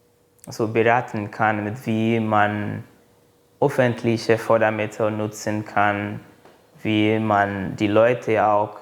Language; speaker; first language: German; non-native, learner; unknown